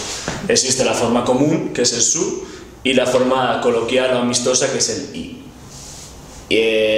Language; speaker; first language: Spanish; non-native, local second language; Basque